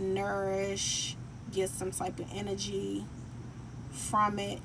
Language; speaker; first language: English; native; English